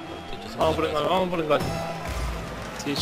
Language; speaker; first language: Spanish; native; Spanish